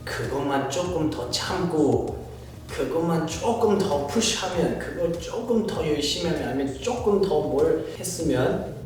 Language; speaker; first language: Korean; non-native, fluent; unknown